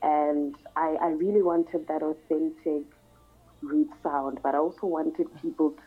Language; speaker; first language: English; non-native, local second language; Southern Sotho